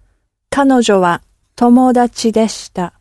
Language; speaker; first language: Japanese; non-native, learner; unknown